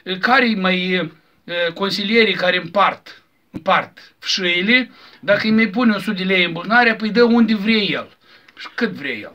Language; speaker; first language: Romanian; native; Romanian